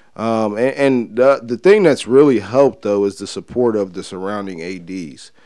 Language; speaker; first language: English; native; English